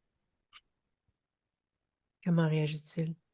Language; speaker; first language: French; native; French